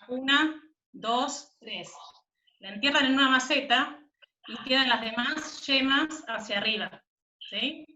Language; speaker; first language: Spanish; native; Spanish